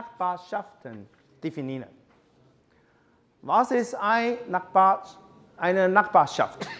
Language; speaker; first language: German; non-native, fluent; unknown